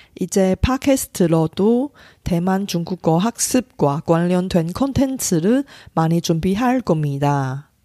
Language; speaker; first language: Korean; non-native, fluent; Chinese